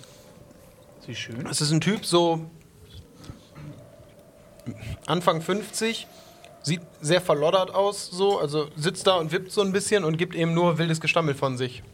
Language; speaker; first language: German; native; German